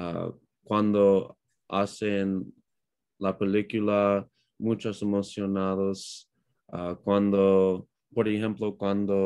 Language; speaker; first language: Spanish; non-native, learner; English